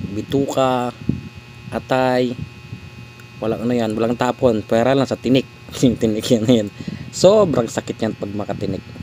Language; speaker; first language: Filipino; non-native, local second language; Cebuano